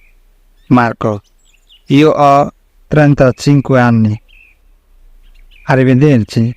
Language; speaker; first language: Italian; non-native, learner; Bangla